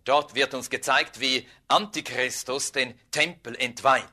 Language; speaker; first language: German; native; German